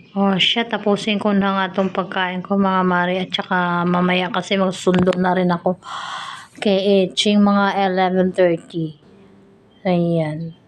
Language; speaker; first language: Filipino; non-native, local second language; Cebuano